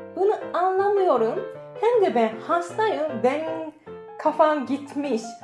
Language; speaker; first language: Turkish; non-native, learner; Japanese